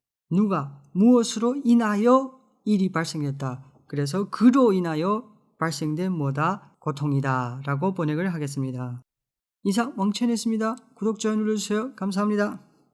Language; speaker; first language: Korean; non-native, fluent; Chinese